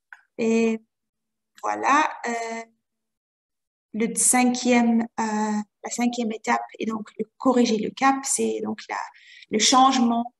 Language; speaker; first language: French; non-native, fluent; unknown